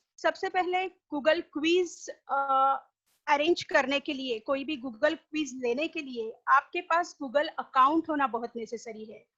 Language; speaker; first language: Hindi; non-native, local second language; Marathi